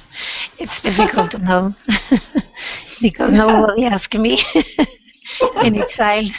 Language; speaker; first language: English; non-native, learner; Spanish